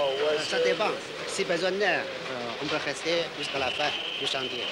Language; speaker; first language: French; non-native, fluent; Chinese